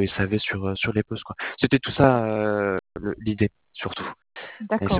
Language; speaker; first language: French; native; French